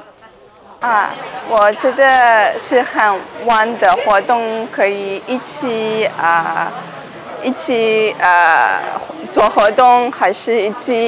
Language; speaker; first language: Chinese; non-native, learner; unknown